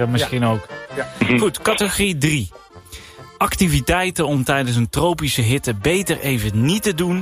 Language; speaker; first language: Dutch; native; Dutch